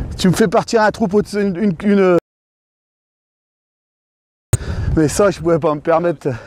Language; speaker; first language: French; native; French